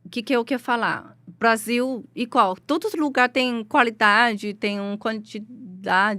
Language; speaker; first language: Portuguese; non-native, learner; Chinese